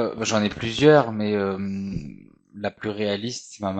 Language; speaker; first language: French; native; French